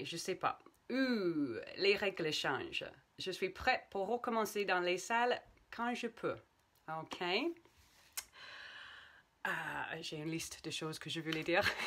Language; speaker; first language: French; non-native, fluent; English